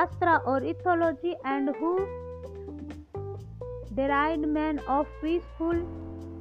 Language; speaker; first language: English; non-native, local second language; Hindi